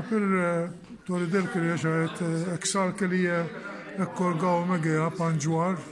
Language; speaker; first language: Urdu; non-native, learner; Maltese